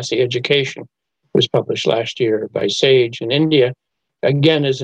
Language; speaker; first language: English; native; English